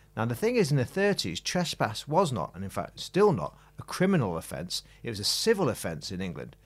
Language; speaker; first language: English; native; English